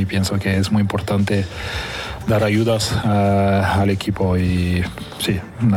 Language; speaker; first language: Spanish; non-native, fluent; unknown